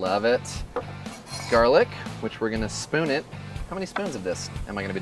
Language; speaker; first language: English; native; English